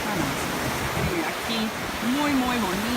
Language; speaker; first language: Spanish; non-native, learner; English